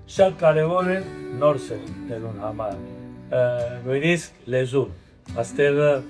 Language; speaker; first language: Armenian; early bilingual, heritage; Armenian